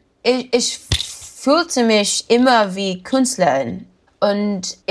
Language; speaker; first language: German; non-native, learner; English